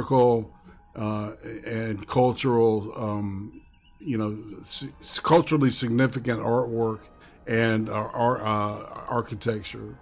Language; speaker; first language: English; native; English